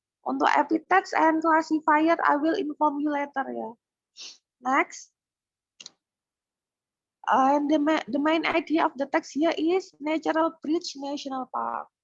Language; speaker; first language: English; non-native, fluent; Indonesian